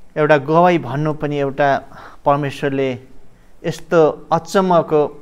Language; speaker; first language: Nepali; non-native, local second language; Limbu